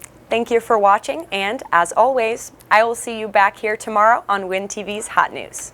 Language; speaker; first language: English; native; English